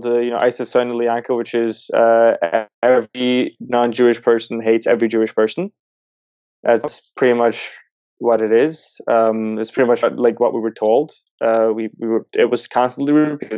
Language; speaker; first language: English; early bilingual, other home language; Yiddish